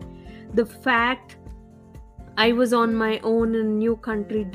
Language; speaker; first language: English; non-native, local second language; Hindi